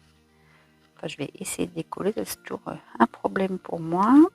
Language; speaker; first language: French; native; French